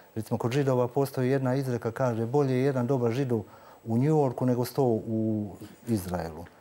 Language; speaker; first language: Croatian; native; Croatian